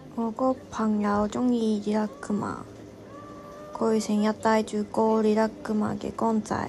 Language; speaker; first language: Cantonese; non-native, learner; Japanese